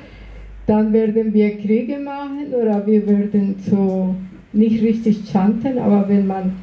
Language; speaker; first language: German; non-native, fluent; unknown